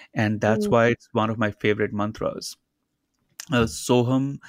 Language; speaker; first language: English; non-native, local second language; Hindi